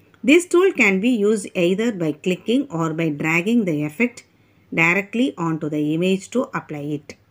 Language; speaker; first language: English; non-native, local second language; Tamil